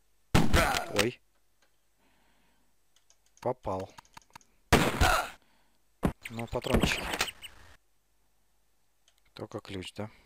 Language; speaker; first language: Russian; native; Russian